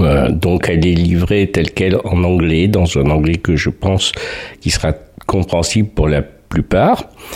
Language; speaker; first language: French; native; French